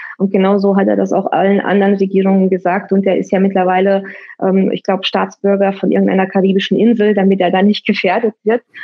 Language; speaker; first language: German; early bilingual, other home language; Romanian